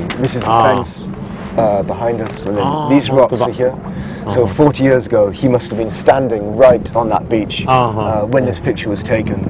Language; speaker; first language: English; native; English